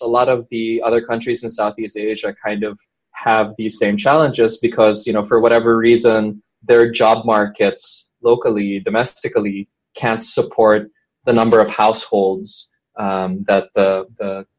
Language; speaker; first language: English; non-native, local second language; Filipino